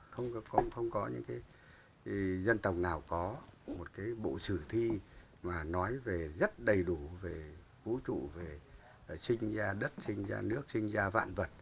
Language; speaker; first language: Vietnamese; non-native, local second language; Muong